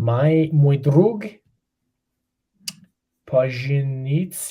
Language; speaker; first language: Russian; non-native, learner; English